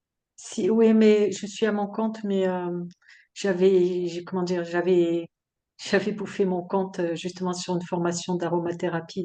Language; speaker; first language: French; native; French